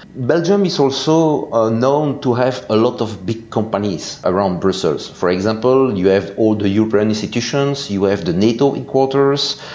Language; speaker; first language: English; non-native, fluent; French